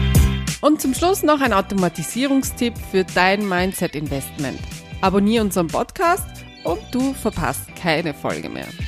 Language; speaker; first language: German; native; German